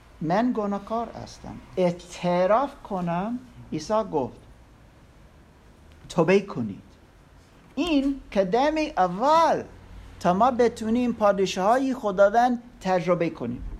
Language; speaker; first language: Persian; non-native, learner; English